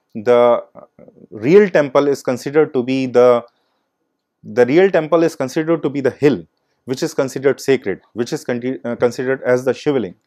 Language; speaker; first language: English; non-native, local second language; Hindi